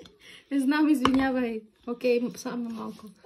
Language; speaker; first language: Bulgarian; non-native, local second language; Filipino